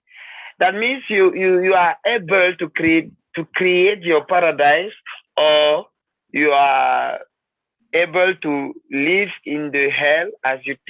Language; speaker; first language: English; non-native, learner; French